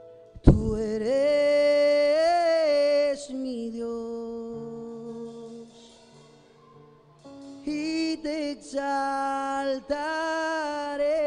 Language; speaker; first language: Spanish; native; Spanish